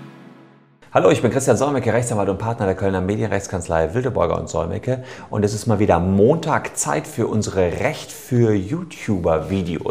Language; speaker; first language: German; native; German